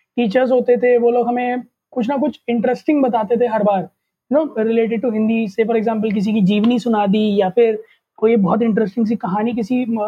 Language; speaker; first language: Hindi; native; Hindi